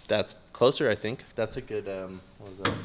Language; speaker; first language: English; native; English